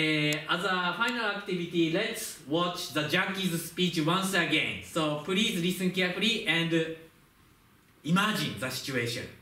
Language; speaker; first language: English; non-native, fluent; Japanese